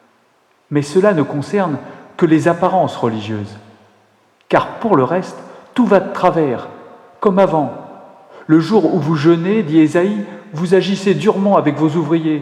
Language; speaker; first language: French; native; French